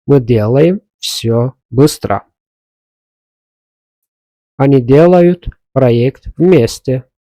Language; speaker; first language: Russian; non-native, fluent; Azerbaijani